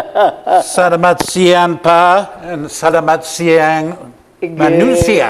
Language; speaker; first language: Indonesian; non-native, learner; English